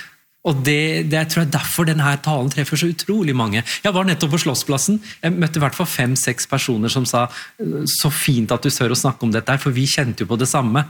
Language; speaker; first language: Norwegian; early bilingual, other home language; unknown